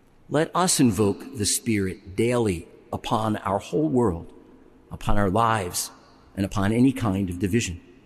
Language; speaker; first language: English; native; English